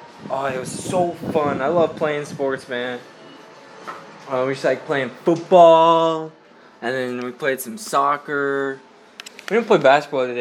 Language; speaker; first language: English; native; English